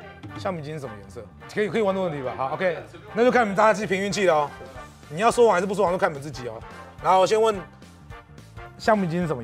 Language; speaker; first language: Chinese; native; Chinese